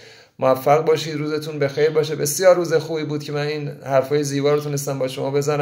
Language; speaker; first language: Persian; native; Persian